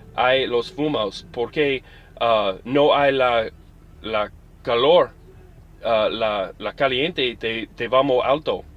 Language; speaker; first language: Spanish; non-native, learner; English